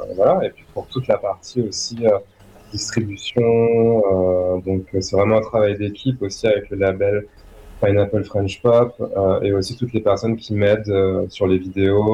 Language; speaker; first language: French; native; French